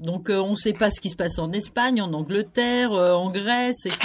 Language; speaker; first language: French; native; French